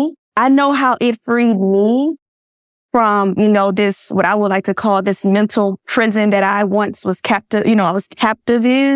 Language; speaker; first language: English; native; English